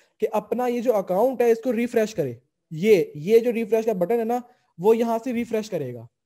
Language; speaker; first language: Urdu; non-native, local second language; Punjabi